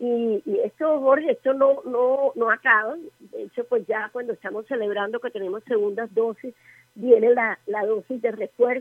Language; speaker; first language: Spanish; native; Spanish